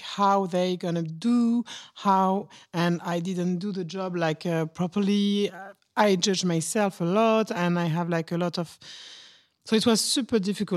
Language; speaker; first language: English; non-native, learner; French